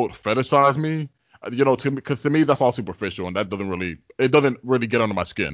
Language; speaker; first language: English; native; English